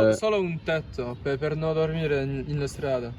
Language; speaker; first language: Italian; non-native, learner; French